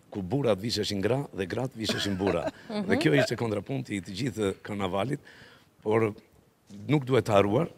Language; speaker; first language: Albanian; native; Albanian